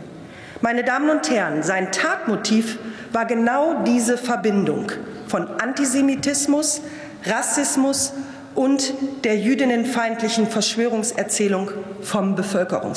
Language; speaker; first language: German; native; German